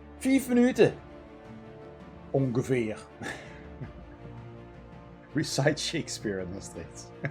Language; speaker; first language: Dutch; native; Dutch